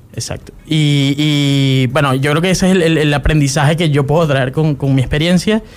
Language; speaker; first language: Spanish; native; Spanish